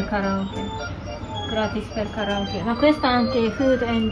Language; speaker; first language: Italian; non-native, learner; Japanese